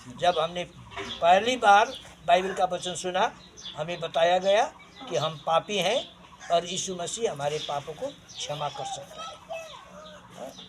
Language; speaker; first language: Hindi; non-native, local second language; Nepali